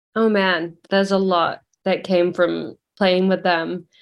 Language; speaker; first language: English; native; English